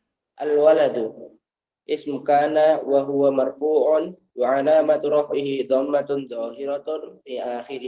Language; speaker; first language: Arabic; non-native, learner; Indonesian